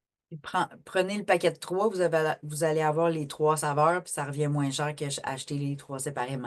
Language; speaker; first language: French; native; French